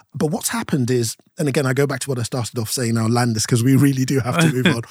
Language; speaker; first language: English; non-native, local second language; Yoruba